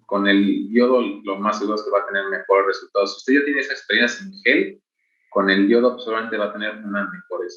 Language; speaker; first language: Spanish; native; Spanish